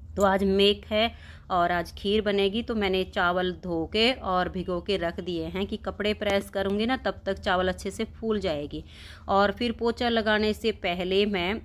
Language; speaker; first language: Hindi; native; Hindi